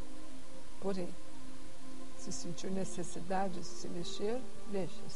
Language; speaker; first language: Portuguese; native; Portuguese